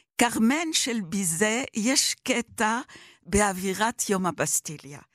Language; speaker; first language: Hebrew; non-native, fluent; French